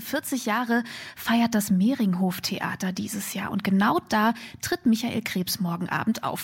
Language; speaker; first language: German; native; German